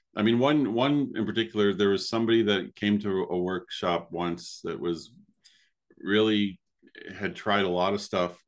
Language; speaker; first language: English; native; English